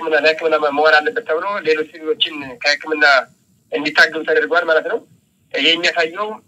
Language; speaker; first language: Amharic; native; Amharic